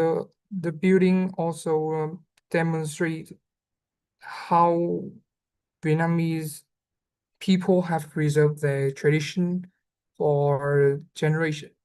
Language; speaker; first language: English; non-native, learner; Vietnamese